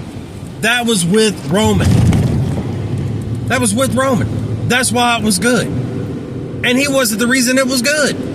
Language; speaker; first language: English; native; English